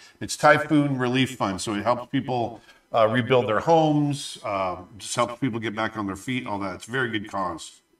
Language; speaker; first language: English; native; English